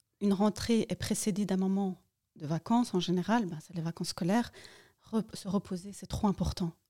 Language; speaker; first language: French; early bilingual, other home language; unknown